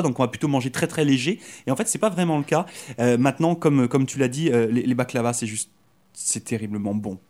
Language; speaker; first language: French; native; French